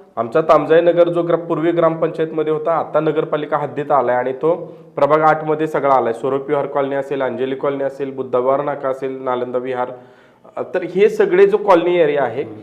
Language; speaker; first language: Marathi; native; Marathi